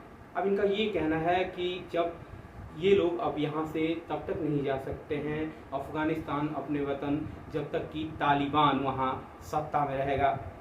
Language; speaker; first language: Hindi; native; Hindi